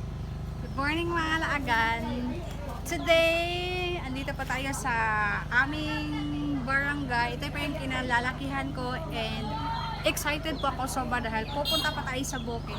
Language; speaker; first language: Filipino; non-native, local second language; Cebuano